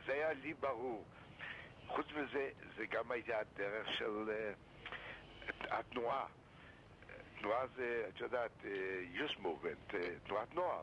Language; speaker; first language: Hebrew; non-native, fluent; Yiddish